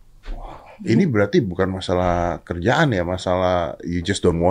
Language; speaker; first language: Indonesian; native; Indonesian